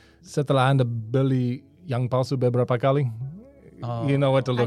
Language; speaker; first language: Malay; non-native, learner; English